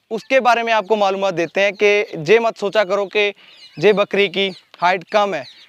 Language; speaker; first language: Hindi; non-native, local second language; Punjabi